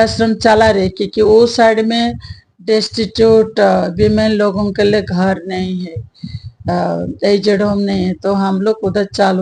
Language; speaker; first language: Hindi; non-native, local second language; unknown